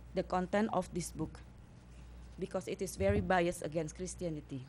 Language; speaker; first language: English; non-native, fluent; Indonesian